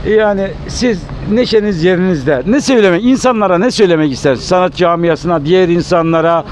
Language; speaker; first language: Turkish; native; Turkish